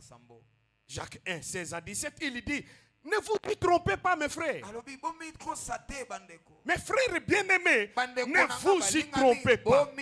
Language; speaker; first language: French; non-native, local second language; Lingala